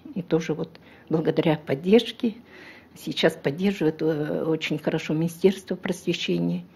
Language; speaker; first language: Russian; non-native, local second language; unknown